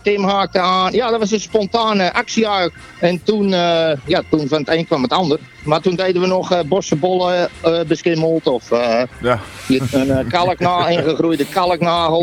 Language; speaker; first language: Dutch; native; Dutch